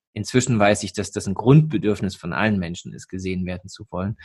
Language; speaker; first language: German; native; German